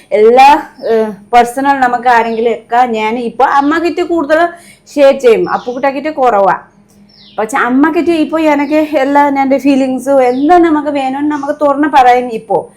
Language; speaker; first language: Malayalam; non-native, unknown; Nepali